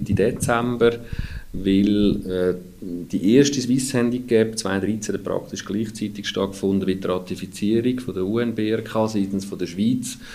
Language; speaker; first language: German; native; German